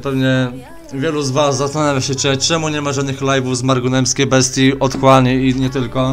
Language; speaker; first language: Polish; native; Polish